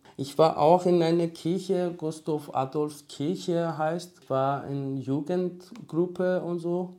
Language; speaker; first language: German; non-native, learner; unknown